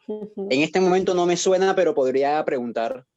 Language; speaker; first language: Spanish; native; Spanish